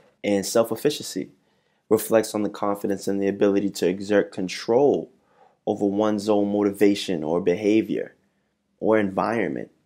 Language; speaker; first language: English; native; English